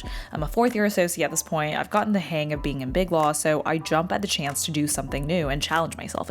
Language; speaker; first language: English; early bilingual, other home language; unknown